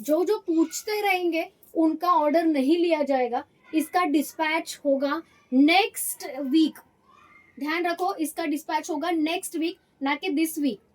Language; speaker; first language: Hindi; non-native, local second language; Marathi